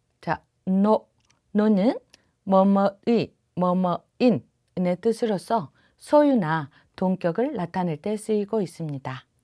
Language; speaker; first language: Korean; native; Korean